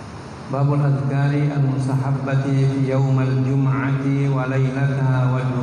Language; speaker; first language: Arabic; non-native, fluent; Indonesian